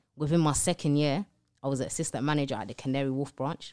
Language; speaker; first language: English; native; English